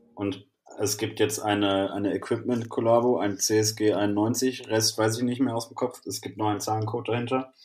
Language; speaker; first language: German; native; German